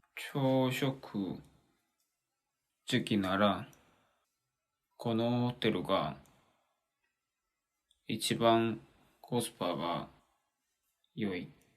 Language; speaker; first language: Japanese; non-native, learner; Korean